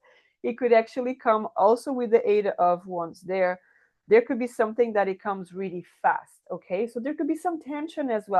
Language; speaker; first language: English; non-native, fluent; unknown